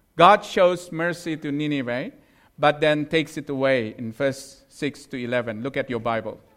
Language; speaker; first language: English; non-native, fluent; Indonesian